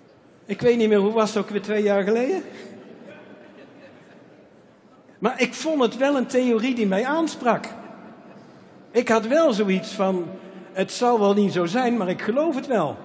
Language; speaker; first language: Dutch; native; Dutch